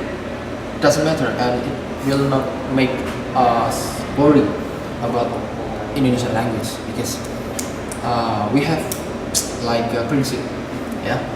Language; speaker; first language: English; non-native, fluent; Indonesian